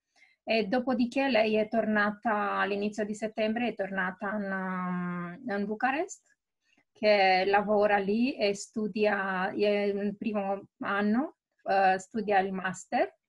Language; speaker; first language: Italian; non-native, fluent; Romanian